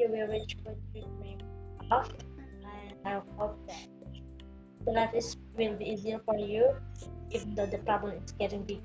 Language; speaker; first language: English; non-native, learner; Indonesian